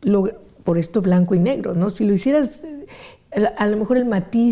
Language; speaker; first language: Spanish; native; Spanish